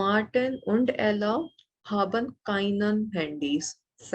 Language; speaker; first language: German; non-native, learner; Malayalam